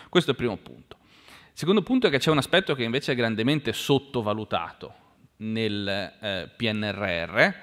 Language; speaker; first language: Italian; native; Italian